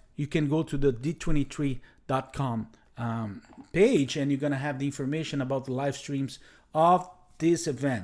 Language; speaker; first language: English; non-native, fluent; Portuguese